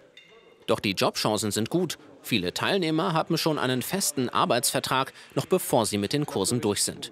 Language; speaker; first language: German; native; German